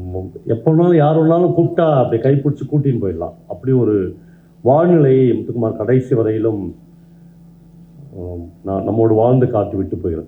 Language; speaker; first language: Tamil; native; Tamil